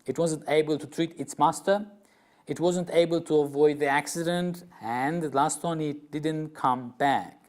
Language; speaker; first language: English; non-native, fluent; Romanian